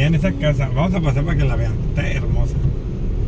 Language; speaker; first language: Spanish; native; Spanish